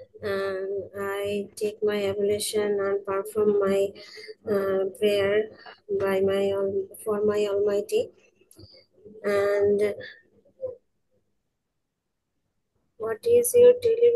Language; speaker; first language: English; non-native, learner; Bangla